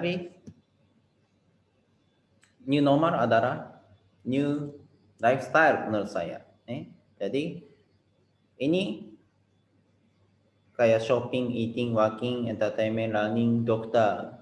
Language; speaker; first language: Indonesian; non-native, fluent; Japanese